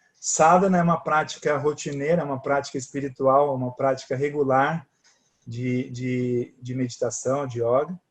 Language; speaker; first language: Portuguese; native; Portuguese